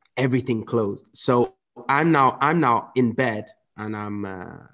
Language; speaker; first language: English; native; English